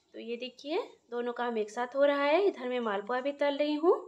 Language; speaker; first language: Hindi; non-native, local second language; Odia